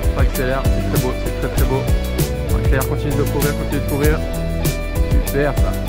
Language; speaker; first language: French; native; French